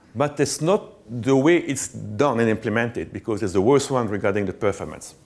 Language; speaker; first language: English; non-native, fluent; French